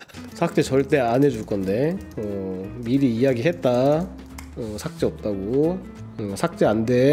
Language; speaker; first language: Korean; native; Korean